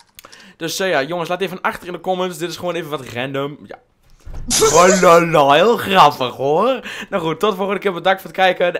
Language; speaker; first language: Dutch; native; Dutch